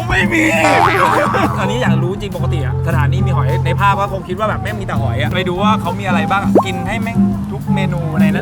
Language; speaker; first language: Thai; native; Thai